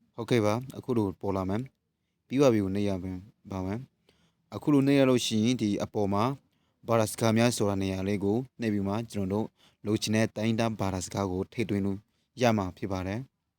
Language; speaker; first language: Burmese; non-native, local second language; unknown